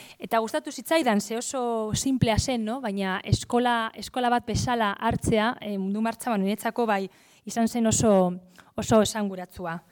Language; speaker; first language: Basque; non-native, local second language; Spanish